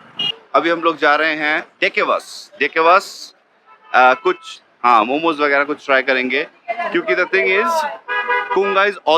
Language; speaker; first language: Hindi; non-native, local second language; Bangla